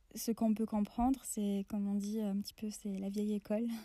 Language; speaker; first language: French; non-native, local second language; Arabic